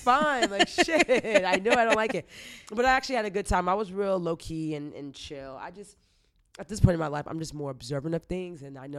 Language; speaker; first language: English; native; English